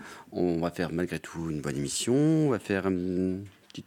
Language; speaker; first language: French; native; French